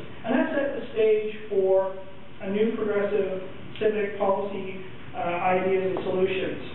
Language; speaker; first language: English; native; English